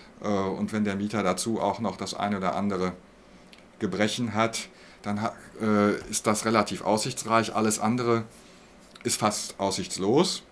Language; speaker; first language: German; native; German